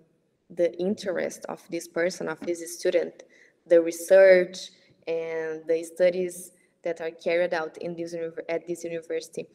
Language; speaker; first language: English; non-native, fluent; Portuguese